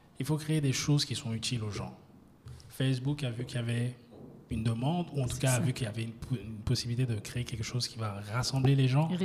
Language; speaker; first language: French; native; French